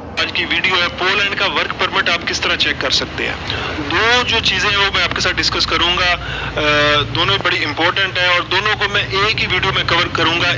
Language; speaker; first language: Urdu; non-native, local second language; Punjabi